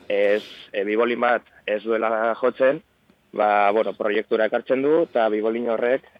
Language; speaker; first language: Basque; non-native, local second language; Spanish